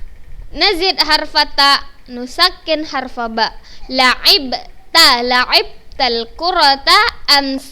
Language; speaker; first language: Arabic; non-native, fluent; Indonesian